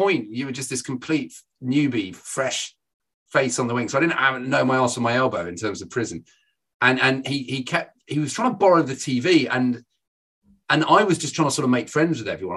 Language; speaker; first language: English; native; English